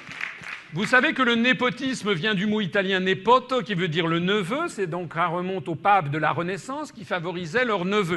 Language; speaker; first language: French; native; French